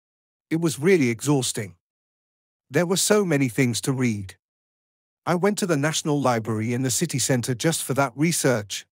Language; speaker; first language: English; non-native, learner; Indonesian